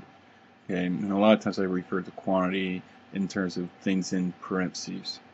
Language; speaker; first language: English; native; English